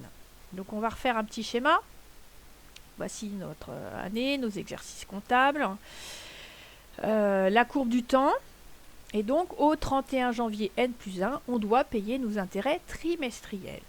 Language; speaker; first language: French; native; French